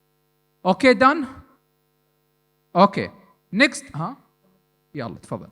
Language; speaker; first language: English; non-native, learner; Arabic